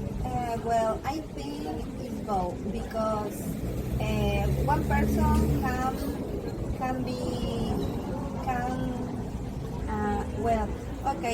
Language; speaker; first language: English; non-native, learner; Spanish